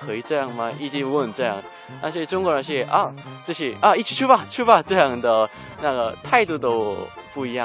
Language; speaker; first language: Chinese; non-native, fluent; Korean